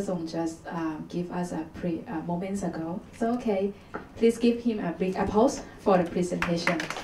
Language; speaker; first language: English; non-native, fluent; Thai